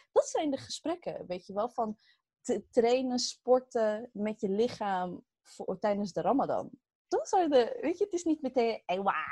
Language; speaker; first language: Dutch; early bilingual, other home language; Arabic